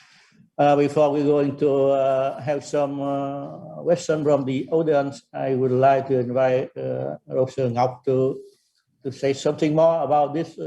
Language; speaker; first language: English; non-native, fluent; Vietnamese